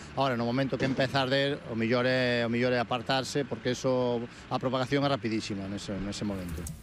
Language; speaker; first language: Galician; non-native, local second language; Spanish